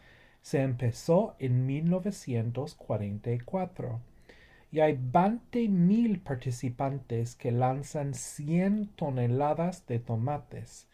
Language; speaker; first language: Spanish; non-native, fluent; English